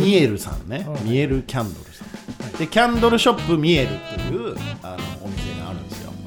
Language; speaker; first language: Japanese; native; Japanese